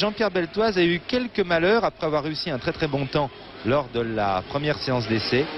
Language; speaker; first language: French; native; French